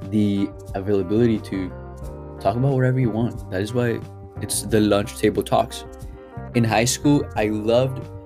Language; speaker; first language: English; early bilingual, other home language; Spanish